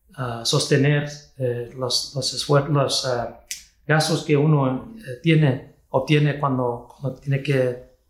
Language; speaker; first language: Spanish; early bilingual, heritage; Spanish